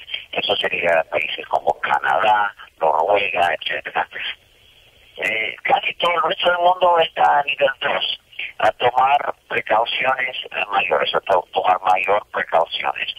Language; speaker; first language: Spanish; non-native, fluent; English